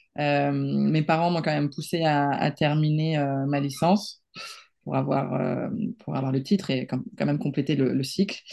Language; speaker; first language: French; non-native, fluent; Spanish